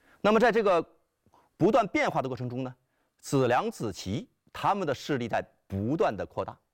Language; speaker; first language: Chinese; native; Chinese